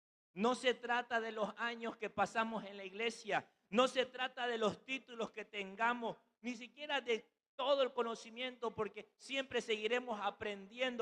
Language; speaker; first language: Spanish; native; Spanish